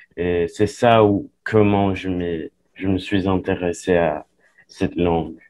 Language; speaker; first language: French; non-native, fluent; English